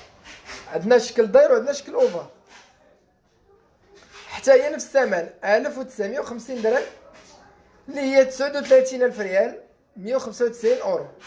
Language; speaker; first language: Arabic; native; Arabic